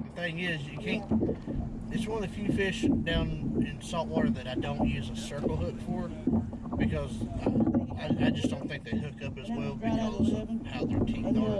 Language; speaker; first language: English; native; English